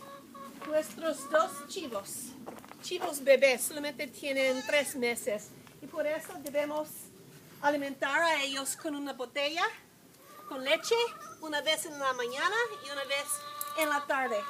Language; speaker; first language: Spanish; non-native, learner; English